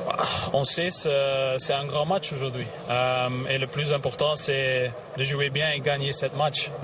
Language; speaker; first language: French; non-native, local second language; Dutch